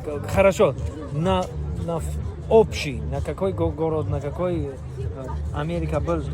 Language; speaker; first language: Russian; non-native, learner; Tajik